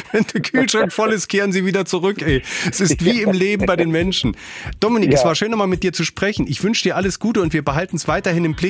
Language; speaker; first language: German; native; German